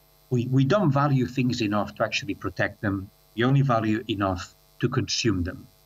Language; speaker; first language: English; non-native, fluent; Catalan